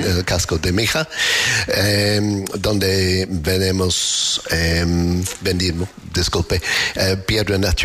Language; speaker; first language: Spanish; non-native, learner; English